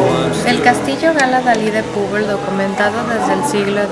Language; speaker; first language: Spanish; native; Spanish